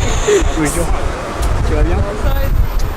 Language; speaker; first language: French; non-native, learner; Arabic